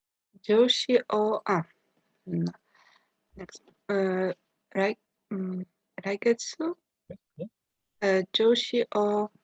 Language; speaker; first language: Japanese; non-native, learner; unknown